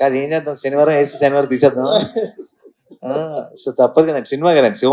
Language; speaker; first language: Telugu; native; Telugu